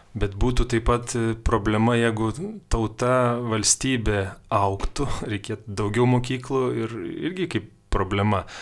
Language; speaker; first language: Lithuanian; native; Lithuanian